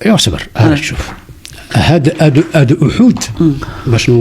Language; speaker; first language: Arabic; native; Arabic